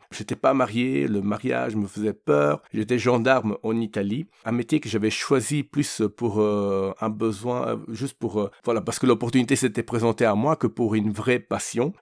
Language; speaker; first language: French; non-native, fluent; Italian